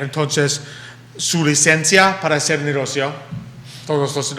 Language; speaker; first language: Spanish; early bilingual, heritage; English